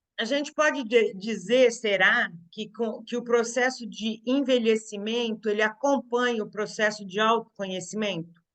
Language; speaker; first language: Portuguese; native; Portuguese